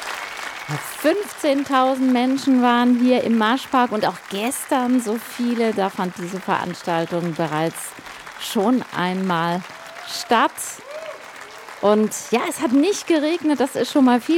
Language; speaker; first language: German; native; German